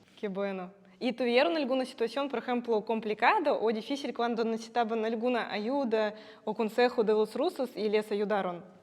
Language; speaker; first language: Spanish; non-native, fluent; Russian